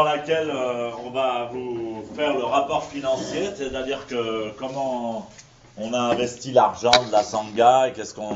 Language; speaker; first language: French; native; French